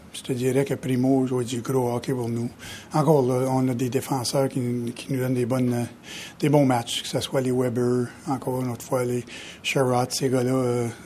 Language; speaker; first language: French; native; French